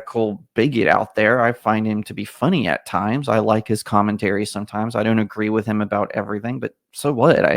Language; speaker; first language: English; native; English